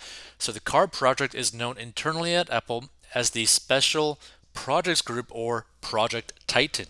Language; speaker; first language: English; native; English